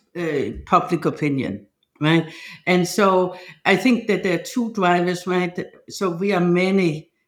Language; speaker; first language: English; non-native, fluent; Danish